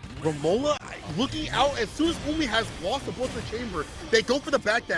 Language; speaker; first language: English; native; English